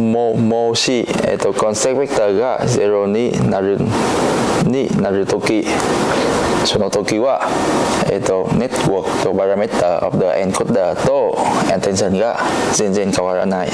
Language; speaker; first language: Japanese; non-native, learner; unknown